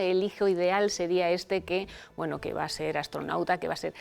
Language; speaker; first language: Spanish; native; Spanish